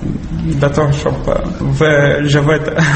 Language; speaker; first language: Ukrainian; non-native, learner; Arabic